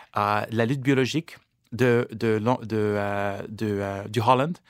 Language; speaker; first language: French; non-native, local second language; Arabic